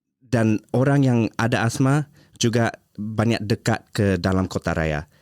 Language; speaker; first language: Indonesian; early bilingual, heritage; Indonesian